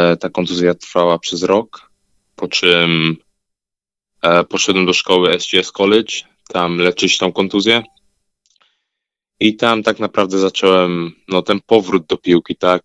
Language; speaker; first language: Polish; early bilingual, heritage; Polish